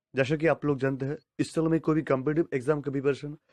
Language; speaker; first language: Hindi; non-native, local second language; Bangla